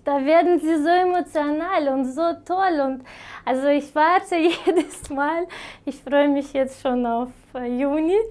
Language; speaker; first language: German; non-native, fluent; Romanian